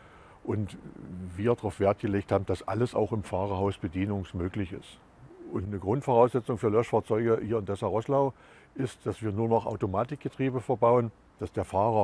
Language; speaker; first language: German; native; German